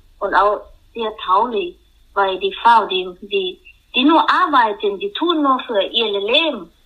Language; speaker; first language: German; non-native, learner; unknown